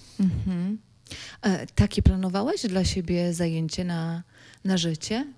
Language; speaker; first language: Polish; native; Polish